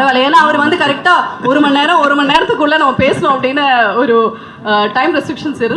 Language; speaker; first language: Tamil; native; Tamil